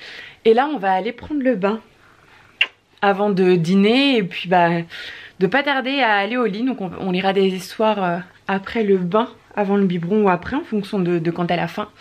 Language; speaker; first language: French; native; French